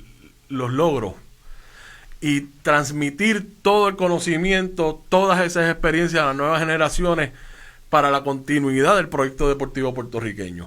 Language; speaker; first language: Spanish; native; Spanish